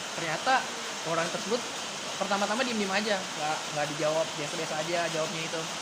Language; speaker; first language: Indonesian; native; Indonesian